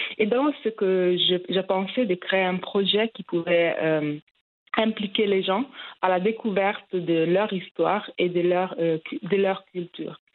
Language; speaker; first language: French; early bilingual, heritage; French